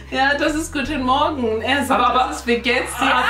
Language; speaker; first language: German; non-native, local second language; North Ndebele